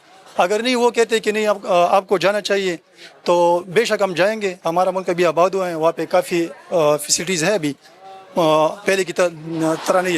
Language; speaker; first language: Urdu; non-native, local second language; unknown